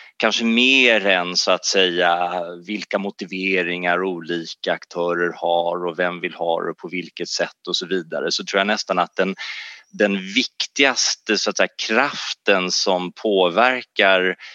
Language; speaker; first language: Swedish; native; Swedish